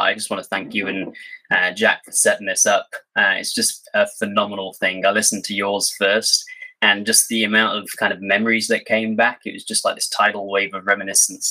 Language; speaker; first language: English; native; English